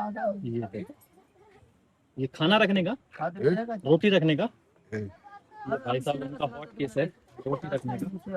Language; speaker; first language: Hindi; native; Hindi